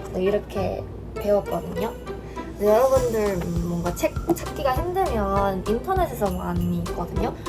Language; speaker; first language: Korean; non-native, fluent; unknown